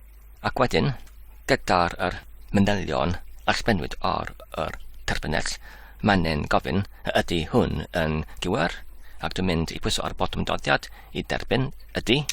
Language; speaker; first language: Welsh; non-native, fluent; English